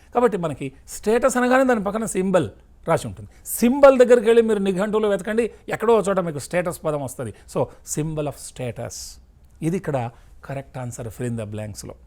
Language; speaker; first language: Telugu; native; Telugu